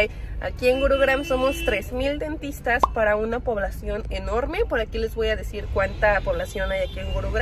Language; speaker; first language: Spanish; native; Spanish